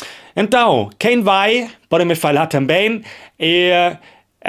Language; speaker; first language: Portuguese; non-native, fluent; German